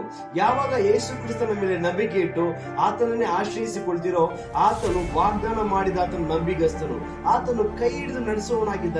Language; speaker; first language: Kannada; native; Kannada